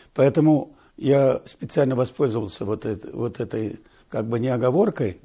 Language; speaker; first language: Russian; non-native, local second language; Tatar